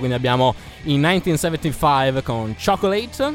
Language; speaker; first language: Italian; native; Italian